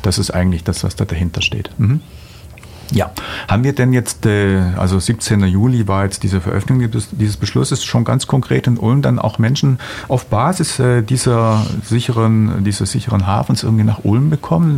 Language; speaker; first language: German; native; German